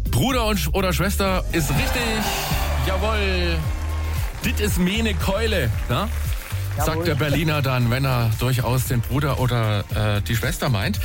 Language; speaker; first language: German; native; German